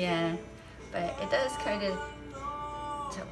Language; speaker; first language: English; native; English